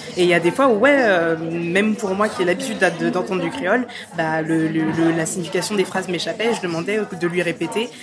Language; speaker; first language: French; native; French